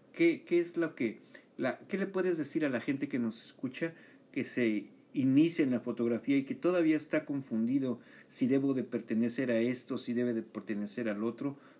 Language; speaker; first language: Spanish; native; Spanish